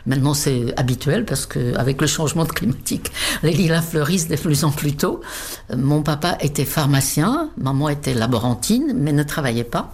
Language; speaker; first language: French; non-native, fluent; Czech